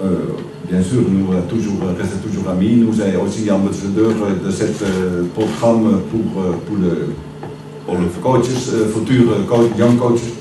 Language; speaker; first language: French; non-native, learner; Dutch